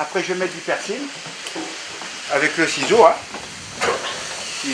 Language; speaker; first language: French; native; French